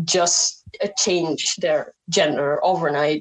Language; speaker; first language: English; non-native, fluent; Indonesian